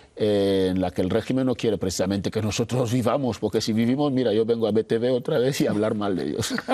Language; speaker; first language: Spanish; non-native, local second language; Fang